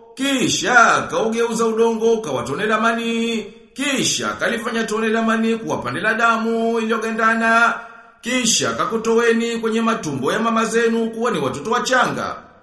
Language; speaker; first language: Swahili; native; Swahili